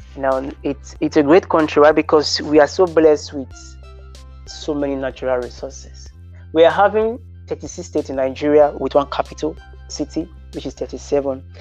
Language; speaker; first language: English; non-native, local second language; Bini